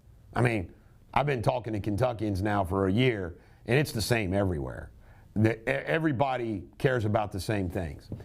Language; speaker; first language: English; native; English